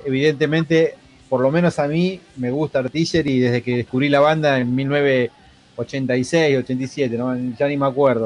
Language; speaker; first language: Spanish; native; Spanish